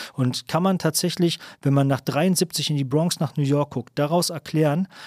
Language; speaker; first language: German; native; German